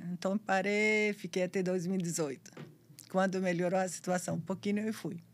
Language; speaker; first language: Portuguese; non-native, fluent; Arabic